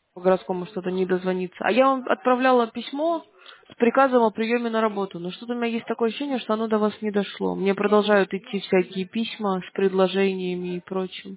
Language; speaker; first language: Russian; native; Russian